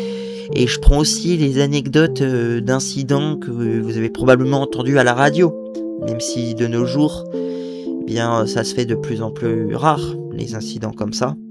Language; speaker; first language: French; native; French